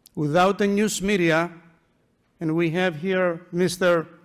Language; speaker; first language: English; non-native, fluent; Greek